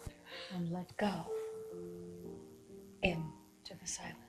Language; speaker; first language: English; native; English